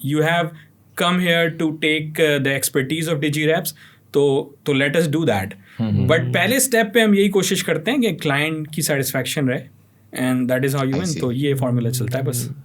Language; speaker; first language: Urdu; native; Urdu